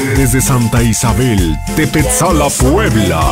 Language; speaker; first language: Spanish; native; Spanish